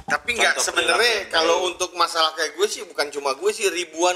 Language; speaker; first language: Indonesian; native; Indonesian